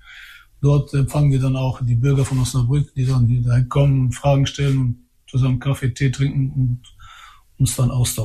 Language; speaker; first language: German; early bilingual, other home language; Albanian